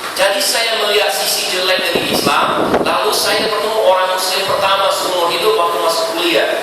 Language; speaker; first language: Indonesian; non-native, fluent; English